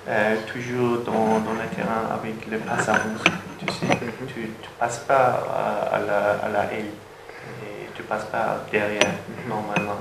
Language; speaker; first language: French; non-native, learner; Turkish